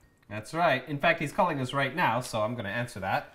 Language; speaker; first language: English; native; English